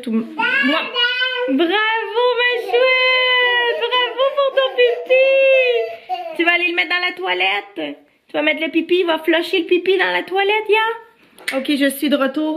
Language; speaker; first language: French; native; French